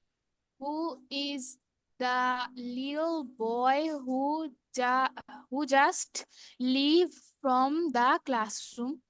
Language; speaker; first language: English; non-native, learner; Bangla